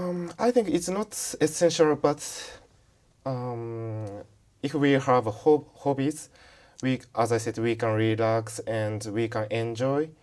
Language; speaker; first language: English; non-native, learner; Japanese